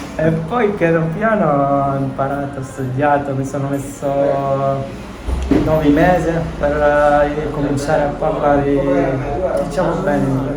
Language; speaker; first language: Italian; non-native, fluent; Arabic